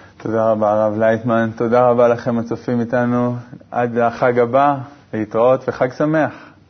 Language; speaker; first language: Hebrew; native; Hebrew